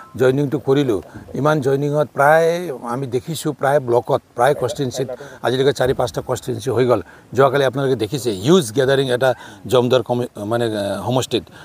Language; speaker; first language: Assamese; non-native, local second language; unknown